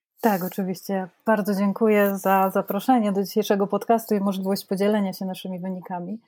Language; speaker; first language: Polish; native; Polish